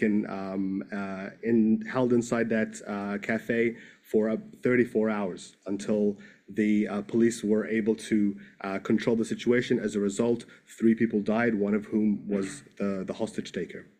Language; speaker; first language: English; native; English